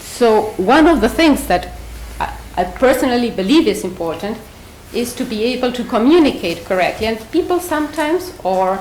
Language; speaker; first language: English; non-native, fluent; Spanish